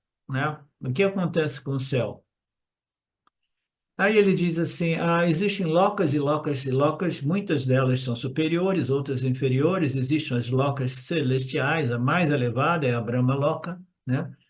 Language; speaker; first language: Portuguese; native; Portuguese